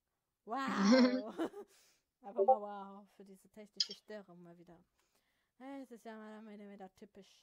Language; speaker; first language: German; native; German